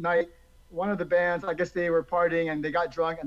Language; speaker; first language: English; native; English